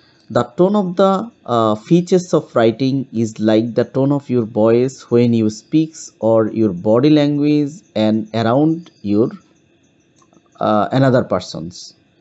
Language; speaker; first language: English; non-native, local second language; Bangla